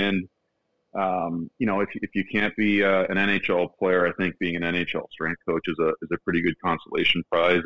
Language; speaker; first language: English; native; English